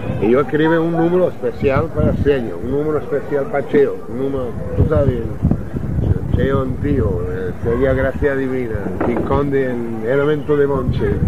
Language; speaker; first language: Spanish; non-native, learner; English